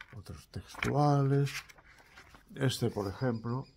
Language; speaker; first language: Spanish; native; Spanish